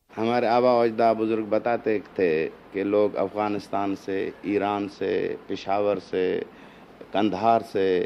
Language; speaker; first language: Urdu; non-native, local second language; Sindhi